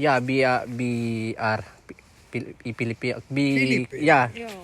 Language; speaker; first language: Finnish; non-native, learner; Filipino